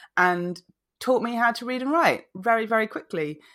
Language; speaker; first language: English; native; English